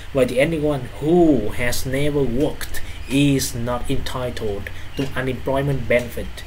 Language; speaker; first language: English; non-native, fluent; Vietnamese